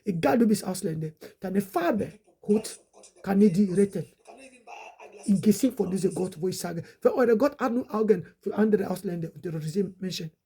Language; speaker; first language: German; non-native, learner; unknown